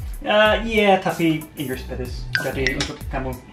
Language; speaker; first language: Indonesian; non-native, learner; English